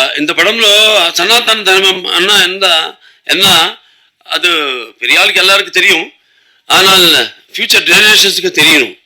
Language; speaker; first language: Tamil; non-native, local second language; Telugu